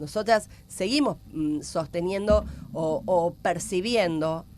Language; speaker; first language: Spanish; native; Spanish